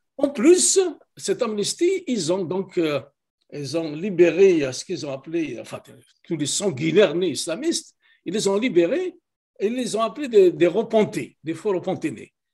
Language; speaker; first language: French; non-native, local second language; Kabyle